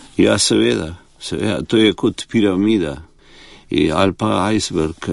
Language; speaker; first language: Slovenian; early bilingual, heritage; Slovenian